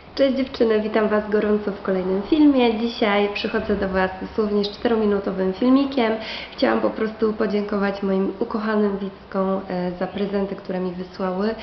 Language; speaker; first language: Polish; native; Polish